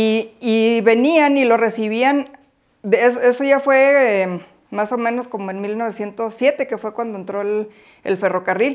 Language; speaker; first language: Spanish; native; Spanish